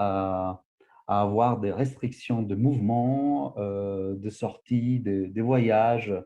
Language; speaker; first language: French; non-native, fluent; Spanish